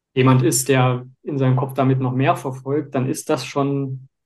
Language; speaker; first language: German; native; German